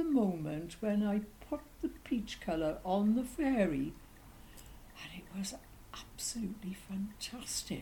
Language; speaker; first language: English; native; English